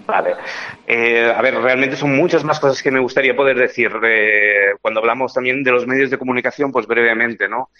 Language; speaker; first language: Spanish; native; Spanish